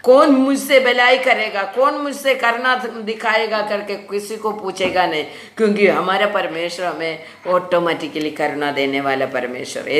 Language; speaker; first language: Hindi; non-native, local second language; Malayalam